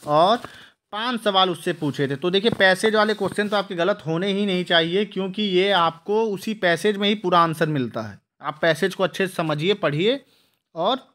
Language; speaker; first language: Hindi; native; Hindi